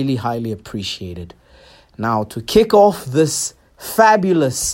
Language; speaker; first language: English; non-native, local second language; Zulu